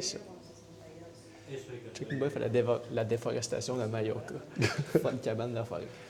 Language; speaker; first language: French; native; French